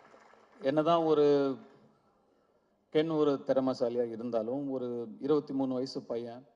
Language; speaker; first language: Tamil; native; Tamil